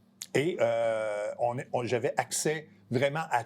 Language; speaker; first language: French; native; French